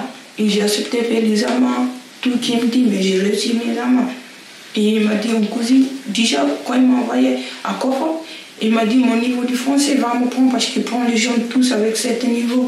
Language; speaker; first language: French; non-native, learner; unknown